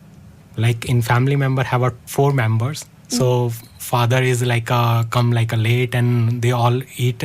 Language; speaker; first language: English; non-native, learner; Hindi